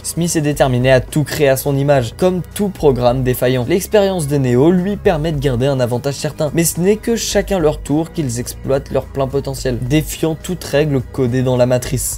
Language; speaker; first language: French; native; French